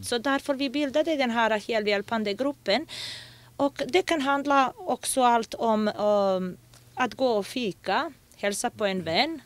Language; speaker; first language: Swedish; non-native, fluent; Bosnian